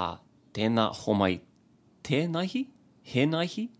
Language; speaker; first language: Māori; non-native, learner; English